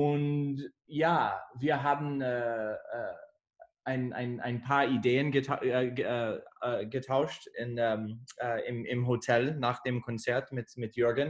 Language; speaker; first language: German; non-native, fluent; English